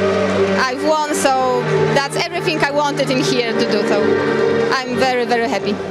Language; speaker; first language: English; non-native, learner; Polish